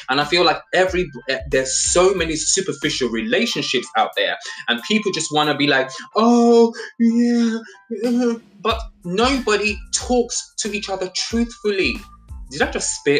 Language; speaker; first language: English; non-native, local second language; Yoruba